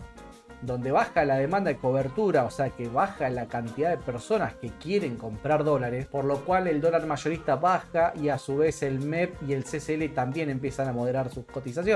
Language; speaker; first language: Spanish; native; Spanish